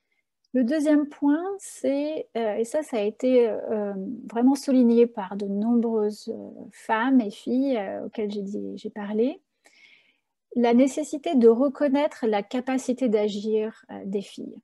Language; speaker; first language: French; native; French